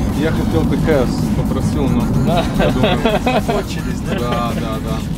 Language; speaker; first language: Russian; non-native, learner; Bulgarian